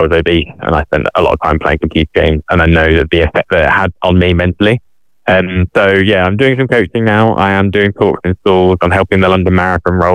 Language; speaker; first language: English; native; English